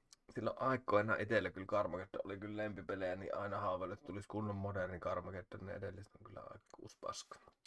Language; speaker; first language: Finnish; native; Finnish